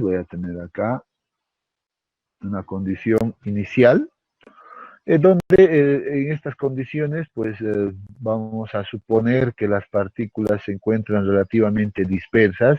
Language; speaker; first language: Spanish; native; Spanish